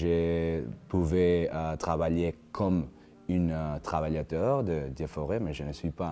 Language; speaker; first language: French; non-native, learner; Spanish